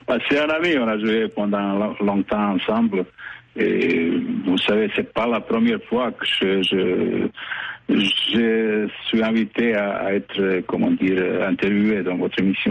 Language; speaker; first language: French; non-native, fluent; Bosnian